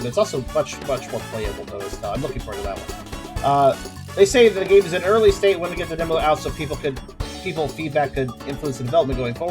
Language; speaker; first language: English; native; English